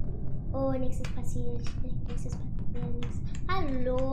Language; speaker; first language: German; non-native, learner; English